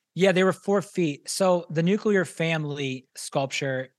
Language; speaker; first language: English; native; English